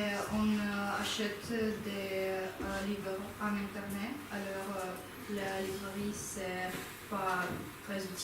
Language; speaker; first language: French; non-native, learner; Ukrainian